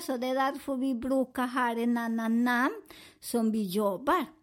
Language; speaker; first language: Swedish; non-native, learner; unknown